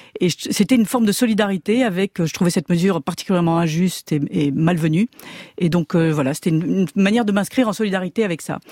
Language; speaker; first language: French; native; French